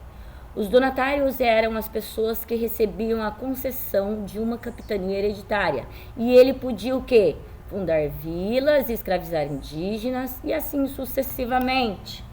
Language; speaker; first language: Portuguese; native; Portuguese